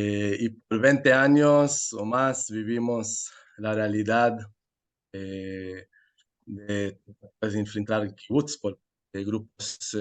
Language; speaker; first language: Spanish; non-native, fluent; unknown